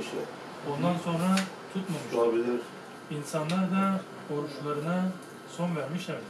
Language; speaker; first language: Turkish; native; Turkish